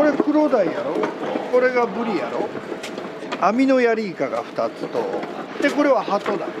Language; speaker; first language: Japanese; native; Japanese